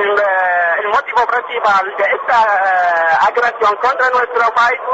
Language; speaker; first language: Spanish; non-native, learner; Arabic